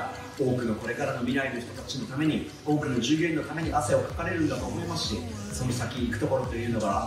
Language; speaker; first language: Japanese; native; Japanese